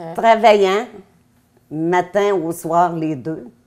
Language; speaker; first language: French; native; French